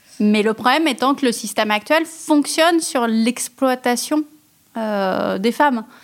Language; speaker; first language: French; native; French